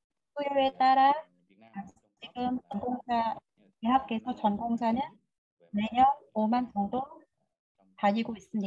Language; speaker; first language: Korean; non-native, fluent; Vietnamese